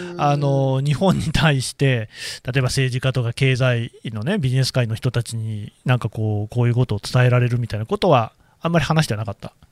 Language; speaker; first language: Japanese; native; Japanese